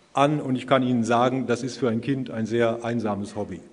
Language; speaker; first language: German; native; German